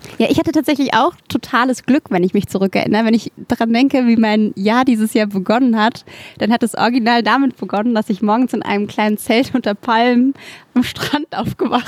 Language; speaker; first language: German; native; German